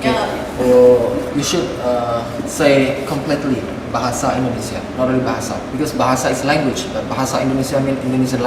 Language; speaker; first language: English; non-native, fluent; Indonesian